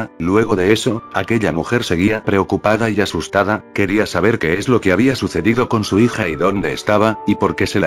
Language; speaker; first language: Spanish; native; Spanish